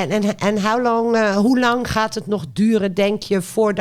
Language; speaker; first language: Dutch; non-native, fluent; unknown